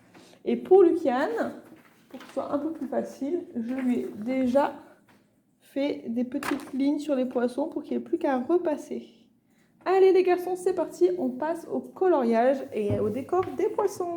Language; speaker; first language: French; native; French